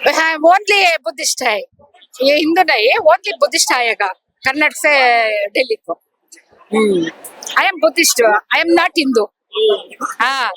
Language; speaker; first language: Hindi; non-native, local second language; Kannada